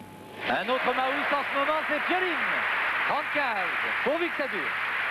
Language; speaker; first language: French; native; French